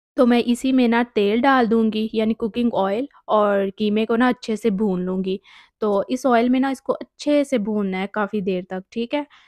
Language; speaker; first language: Urdu; native; Urdu